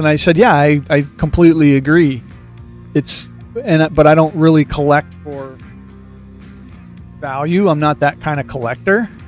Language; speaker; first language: English; native; English